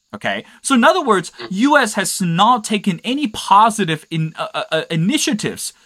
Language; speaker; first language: English; non-native, fluent; Chinese